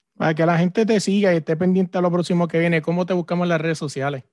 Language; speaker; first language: Spanish; native; Spanish